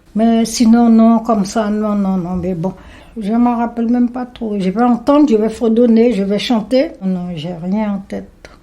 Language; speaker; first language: French; non-native, local second language; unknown